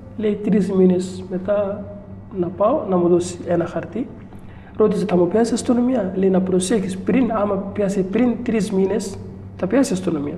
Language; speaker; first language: Greek; non-native, learner; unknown